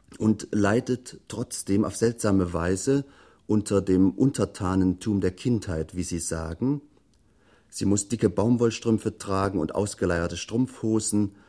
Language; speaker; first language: German; native; German